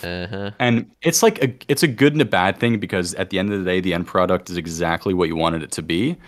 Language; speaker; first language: English; native; English